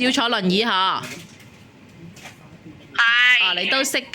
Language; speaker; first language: Cantonese; native; Cantonese